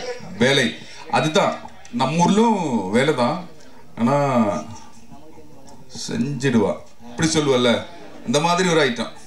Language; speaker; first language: Tamil; non-native, learner; Malayalam